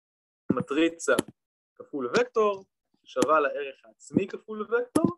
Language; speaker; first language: Hebrew; native; Hebrew